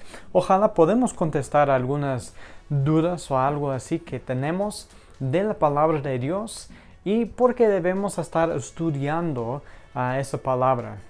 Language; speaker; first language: Spanish; non-native, fluent; English